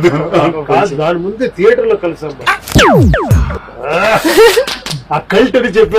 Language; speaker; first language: Telugu; non-native, learner; Kannada